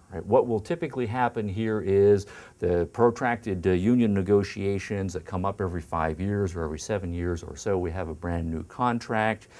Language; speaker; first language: English; native; English